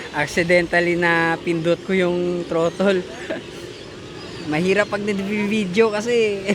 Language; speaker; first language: Filipino; native; Filipino